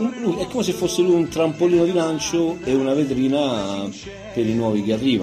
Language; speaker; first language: Italian; native; Italian